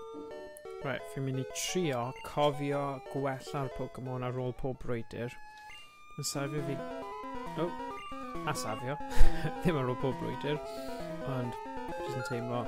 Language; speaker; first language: Welsh; native; Welsh